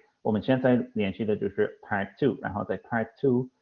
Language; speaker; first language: Chinese; non-native, fluent; English